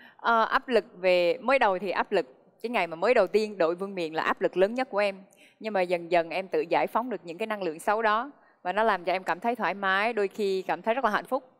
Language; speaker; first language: Vietnamese; non-native, local second language; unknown